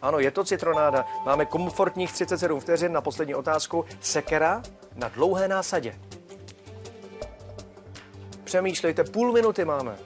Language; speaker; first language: Czech; native; Czech